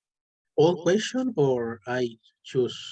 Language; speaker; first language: English; non-native, learner; Spanish